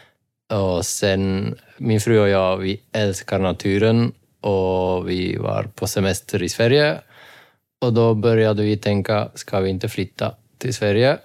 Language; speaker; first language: Swedish; non-native, fluent; Dutch